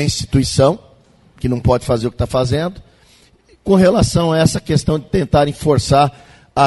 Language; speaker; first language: Portuguese; native; Portuguese